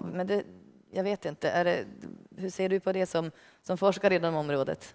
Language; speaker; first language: Swedish; native; Swedish